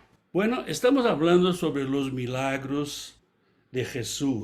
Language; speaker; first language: Spanish; non-native, fluent; Portuguese